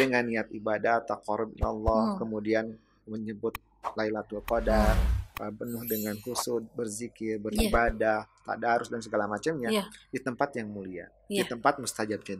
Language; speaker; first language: Indonesian; native; Indonesian